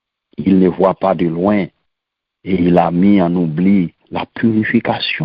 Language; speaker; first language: French; non-native, local second language; Haitian Creole